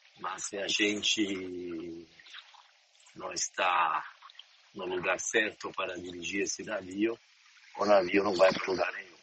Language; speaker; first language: Portuguese; non-native, fluent; Italian